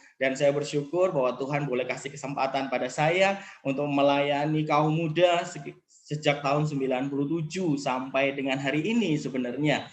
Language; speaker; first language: Indonesian; native; Indonesian